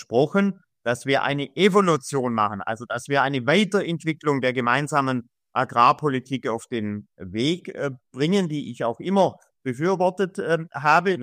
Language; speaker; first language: German; native; German